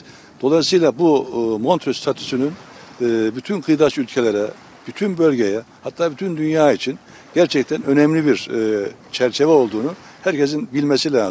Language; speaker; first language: Turkish; native; Turkish